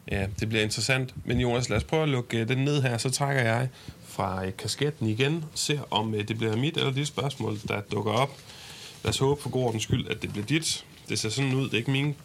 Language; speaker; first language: Danish; native; Danish